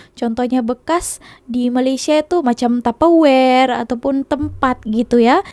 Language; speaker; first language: Indonesian; native; Indonesian